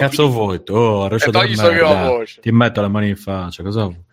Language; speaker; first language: Italian; native; Italian